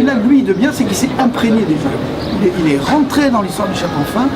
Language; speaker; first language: French; native; French